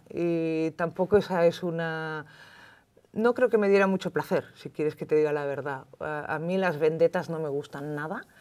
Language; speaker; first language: Spanish; native; Spanish